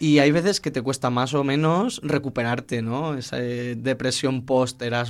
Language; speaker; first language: Spanish; native; Spanish